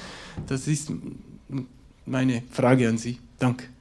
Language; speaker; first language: German; non-native, local second language; French